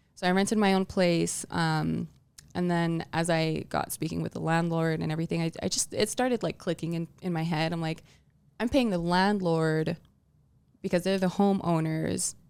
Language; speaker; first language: English; early bilingual, other home language; Tongan